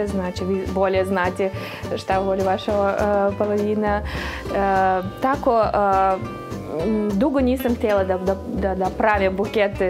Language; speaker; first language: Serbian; non-native, fluent; Russian